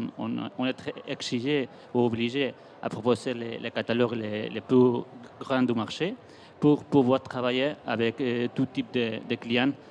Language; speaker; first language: French; non-native, fluent; Spanish